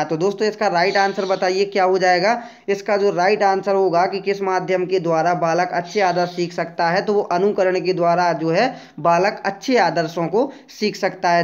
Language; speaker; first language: Hindi; native; Hindi